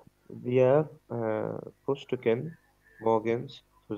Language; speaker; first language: German; non-native, learner; Bangla